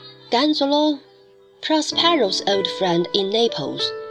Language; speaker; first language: English; non-native, fluent; Chinese